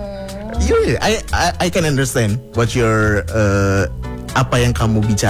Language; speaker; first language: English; non-native, learner; Indonesian